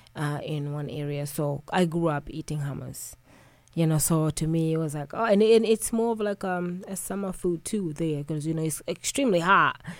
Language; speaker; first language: English; non-native, local second language; Swahili